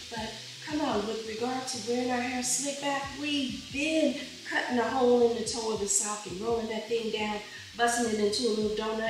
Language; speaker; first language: English; native; English